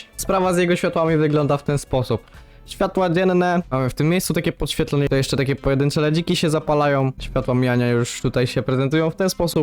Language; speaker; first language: Polish; native; Polish